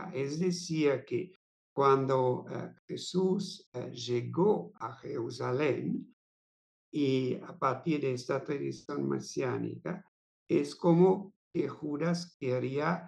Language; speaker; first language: Spanish; non-native, fluent; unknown